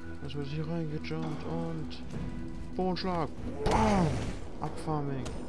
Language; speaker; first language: German; native; German